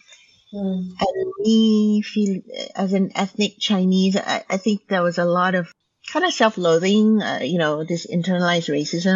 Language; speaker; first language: English; non-native, local second language; Min Nan Chinese